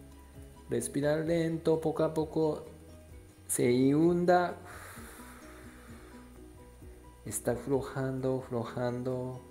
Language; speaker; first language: Spanish; non-native, learner; Japanese